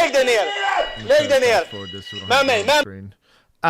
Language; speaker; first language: Swedish; native; Swedish